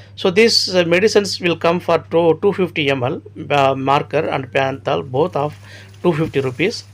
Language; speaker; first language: English; non-native, local second language; Tamil